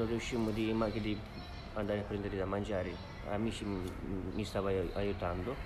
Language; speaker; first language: Italian; non-native, fluent; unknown